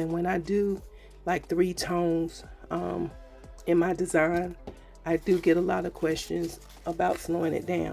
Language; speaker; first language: English; native; English